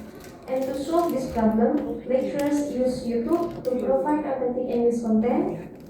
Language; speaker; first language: English; non-native, fluent; Indonesian